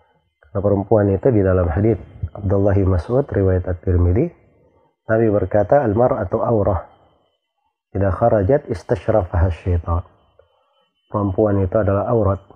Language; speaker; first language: Indonesian; native; Indonesian